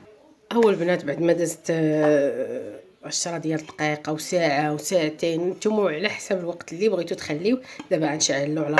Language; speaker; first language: Arabic; native; Arabic